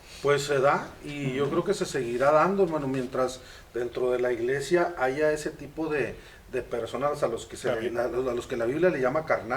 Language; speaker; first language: Spanish; native; Spanish